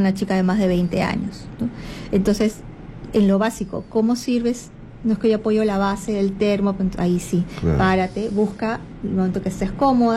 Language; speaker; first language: Spanish; native; Spanish